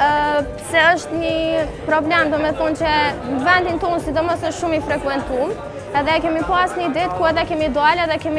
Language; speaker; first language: Albanian; native; Albanian